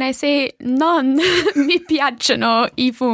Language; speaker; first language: Italian; non-native, learner; English